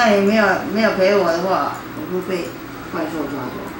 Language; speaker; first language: Chinese; native; Chinese